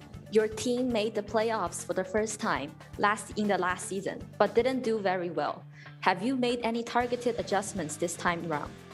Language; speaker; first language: English; non-native, fluent; Chinese